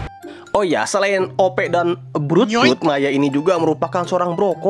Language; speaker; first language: Indonesian; native; Indonesian